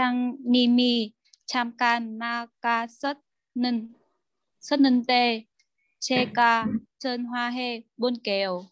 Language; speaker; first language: Korean; non-native, learner; Vietnamese